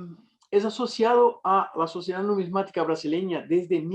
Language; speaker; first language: Spanish; non-native, fluent; Portuguese